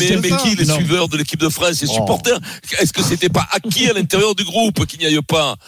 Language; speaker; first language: French; native; French